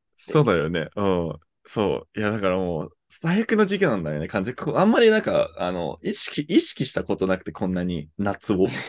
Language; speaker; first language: Japanese; non-native, fluent; English